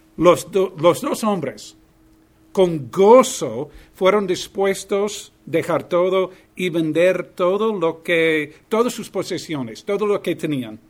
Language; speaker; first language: Spanish; non-native, fluent; English